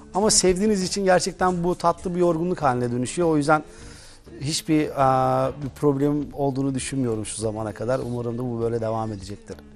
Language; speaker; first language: Turkish; native; Turkish